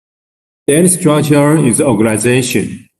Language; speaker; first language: English; non-native, learner; Chinese